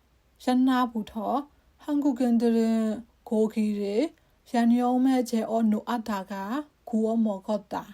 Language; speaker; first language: Korean; non-native, learner; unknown